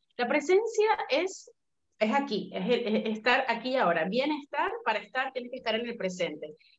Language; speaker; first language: Spanish; native; Spanish